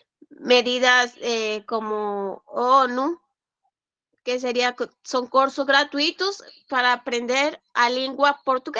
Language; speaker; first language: Portuguese; non-native, learner; Spanish